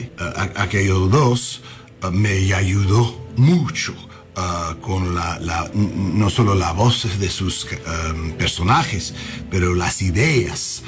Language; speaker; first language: Spanish; non-native, learner; English